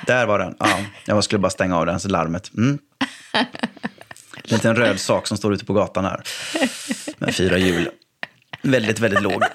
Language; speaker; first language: Swedish; native; Swedish